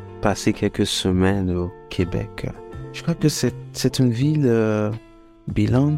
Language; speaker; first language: French; non-native, fluent; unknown